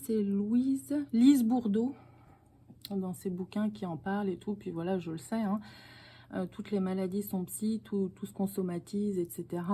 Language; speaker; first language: French; native; French